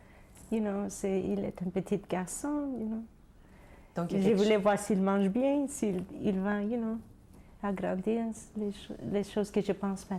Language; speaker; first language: French; non-native, learner; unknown